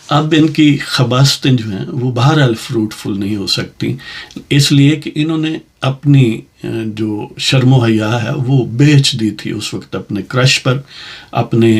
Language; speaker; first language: Urdu; non-native, local second language; Punjabi